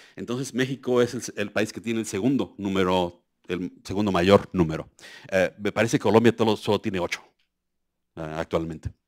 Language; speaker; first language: Spanish; native; Spanish